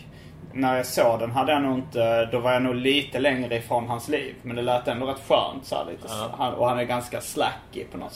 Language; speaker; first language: Swedish; native; Swedish